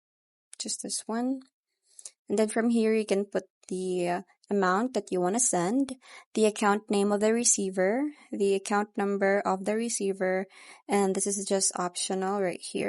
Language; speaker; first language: English; non-native, local second language; Filipino